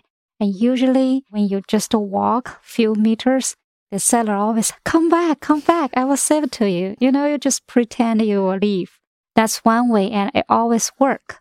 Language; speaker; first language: English; non-native, fluent; Chinese